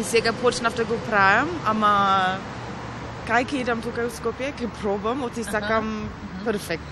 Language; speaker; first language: Macedonian; early bilingual, heritage; Macedonian